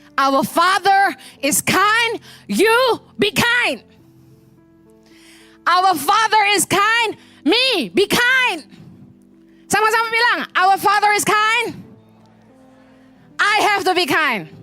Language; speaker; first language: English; non-native, fluent; Indonesian